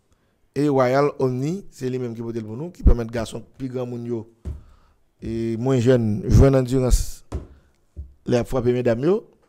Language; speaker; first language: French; non-native, local second language; Haitian Creole